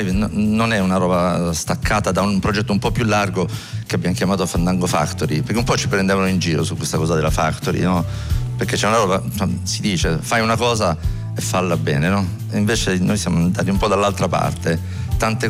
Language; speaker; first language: Italian; native; Italian